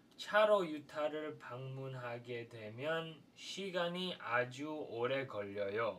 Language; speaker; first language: Korean; non-native, fluent; English